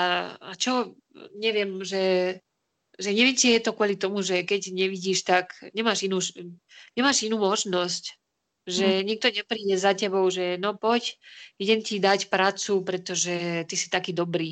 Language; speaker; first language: Slovak; non-native, fluent; Spanish